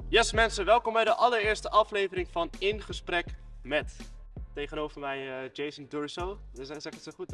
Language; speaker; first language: Dutch; native; Dutch